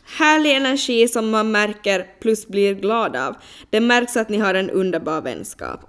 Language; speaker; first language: Swedish; native; Swedish